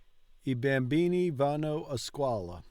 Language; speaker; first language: Italian; non-native, learner; English